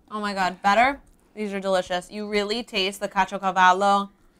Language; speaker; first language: English; early bilingual, other home language; Italian